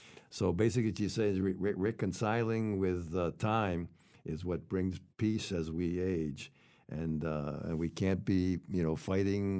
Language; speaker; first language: English; native; English